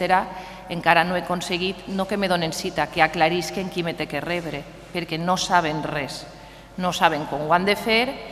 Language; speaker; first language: Catalan; native; Catalan